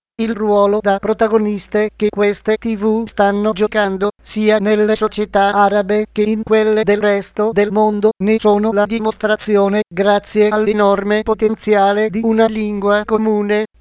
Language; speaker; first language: Italian; non-native, fluent; Arabic